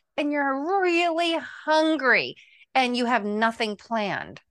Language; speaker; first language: English; early bilingual, other home language; Italian